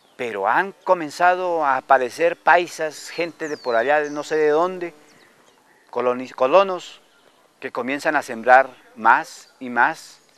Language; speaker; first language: Spanish; non-native, local second language; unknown